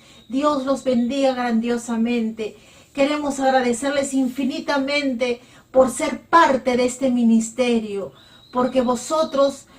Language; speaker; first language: Spanish; native; Spanish